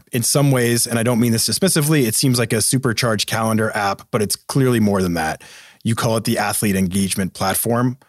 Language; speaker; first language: English; native; English